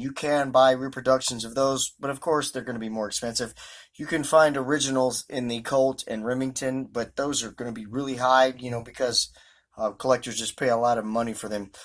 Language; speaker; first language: English; native; English